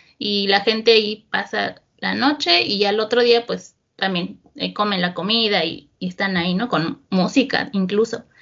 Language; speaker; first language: Spanish; native; Spanish